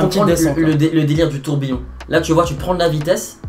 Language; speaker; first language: French; native; French